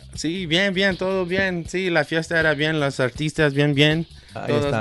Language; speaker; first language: Spanish; early bilingual, heritage; Spanish